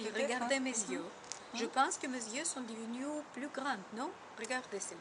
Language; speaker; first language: French; non-native, learner; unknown